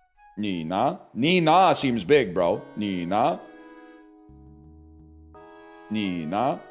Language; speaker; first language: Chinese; non-native, learner; English